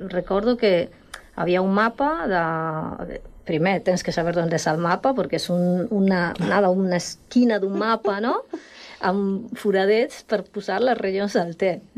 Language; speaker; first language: Catalan; non-native, local second language; Spanish